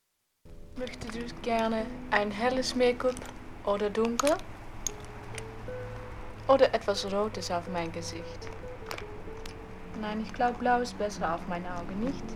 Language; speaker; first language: German; non-native, learner; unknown